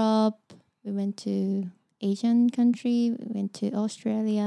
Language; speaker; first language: English; non-native, learner; Japanese